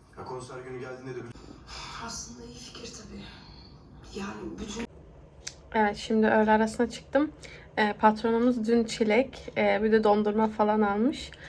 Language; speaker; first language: Turkish; early bilingual, heritage; Turkish